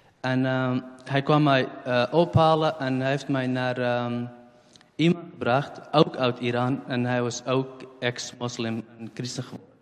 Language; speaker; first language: Dutch; non-native, fluent; Central Kurdish